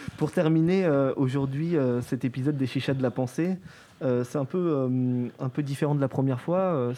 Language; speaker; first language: French; native; French